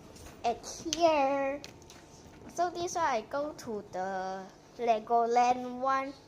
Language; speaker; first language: English; non-native, local second language; Chinese